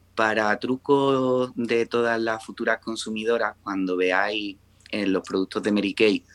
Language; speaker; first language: Spanish; native; Spanish